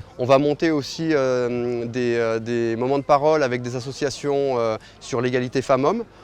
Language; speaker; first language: French; native; French